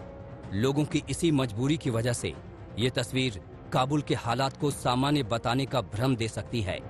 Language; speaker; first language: Hindi; native; Hindi